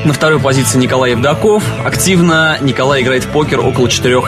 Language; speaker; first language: Russian; native; Russian